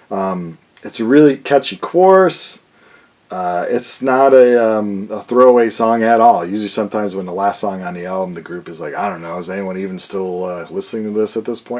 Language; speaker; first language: English; native; English